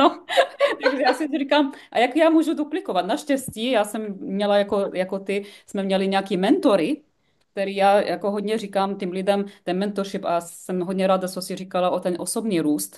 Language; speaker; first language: Czech; non-native, fluent; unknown